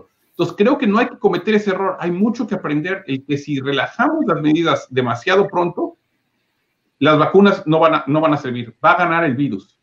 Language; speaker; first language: Spanish; native; Spanish